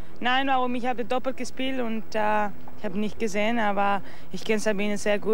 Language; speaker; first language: German; non-native, learner; Spanish